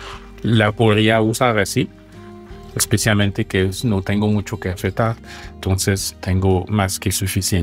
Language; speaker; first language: Spanish; non-native, fluent; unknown